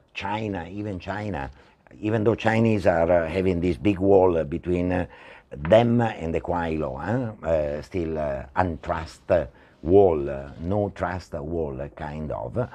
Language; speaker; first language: English; non-native, fluent; Italian